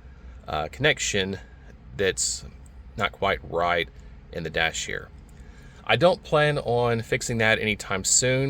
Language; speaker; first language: English; native; English